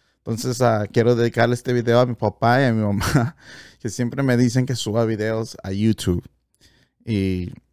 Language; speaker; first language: Spanish; early bilingual, heritage; Spanish